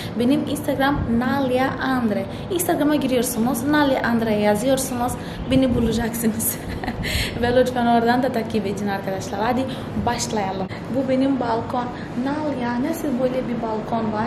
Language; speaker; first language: Turkish; non-native, fluent; Portuguese